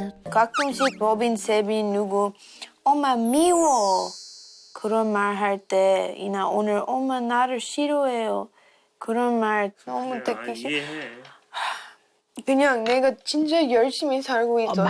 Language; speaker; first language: Korean; non-native, learner; English